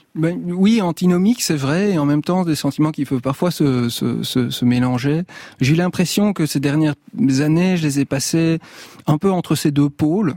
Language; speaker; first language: French; native; French